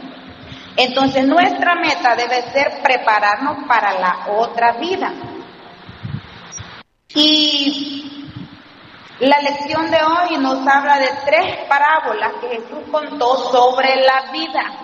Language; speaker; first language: Spanish; native; Spanish